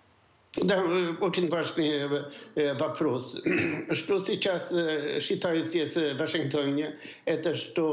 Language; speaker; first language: Russian; non-native, fluent; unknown